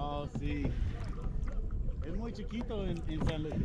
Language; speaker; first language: Spanish; non-native, learner; English